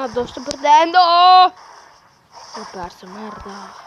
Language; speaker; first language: Italian; native; Italian